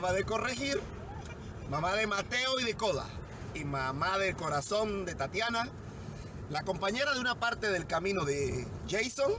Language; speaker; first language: Spanish; native; Spanish